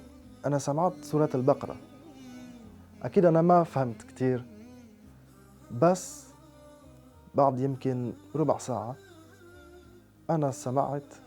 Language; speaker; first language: Arabic; non-native, fluent; French